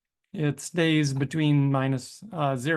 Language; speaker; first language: English; native; English